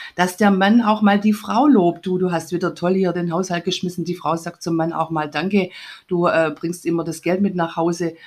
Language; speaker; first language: German; native; German